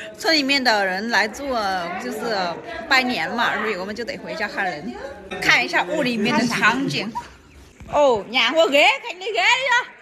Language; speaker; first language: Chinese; non-native, fluent; Vietnamese